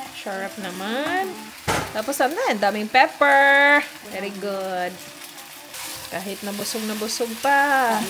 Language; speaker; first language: Filipino; non-native, local second language; Cebuano